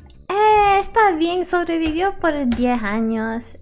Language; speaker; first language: Spanish; early bilingual, other home language; English